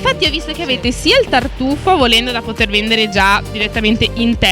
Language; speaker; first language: Italian; native; Italian